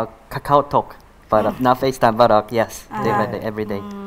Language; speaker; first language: English; non-native, fluent; Korean